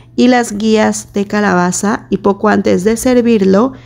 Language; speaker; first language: Spanish; native; Spanish